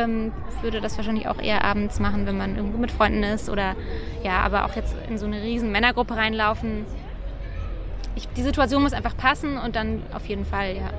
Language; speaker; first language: German; native; German